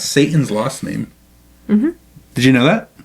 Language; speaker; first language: English; native; English